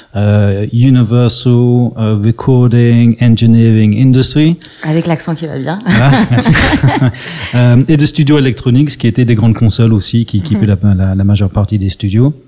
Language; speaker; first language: French; early bilingual, other home language; English